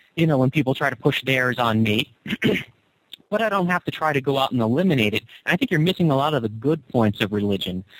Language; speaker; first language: English; native; English